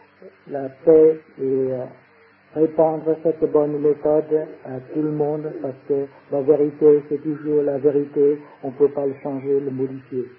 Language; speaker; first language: French; non-native, fluent; Vietnamese